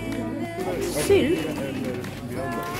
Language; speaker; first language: Swedish; non-native, learner; Japanese